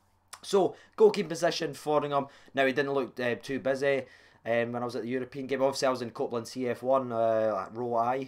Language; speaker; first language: English; native; English